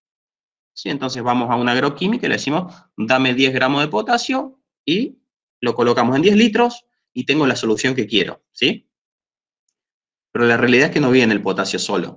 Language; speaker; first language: Spanish; native; Spanish